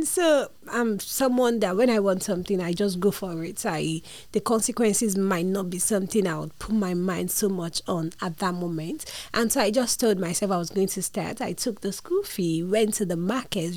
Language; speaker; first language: English; non-native, local second language; Yoruba